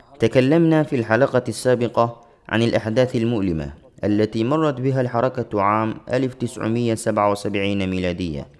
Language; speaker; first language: Arabic; non-native, local second language; Somali